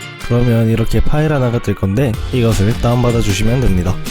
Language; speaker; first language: Korean; native; Korean